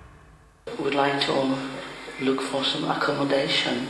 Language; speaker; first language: English; non-native, fluent; Czech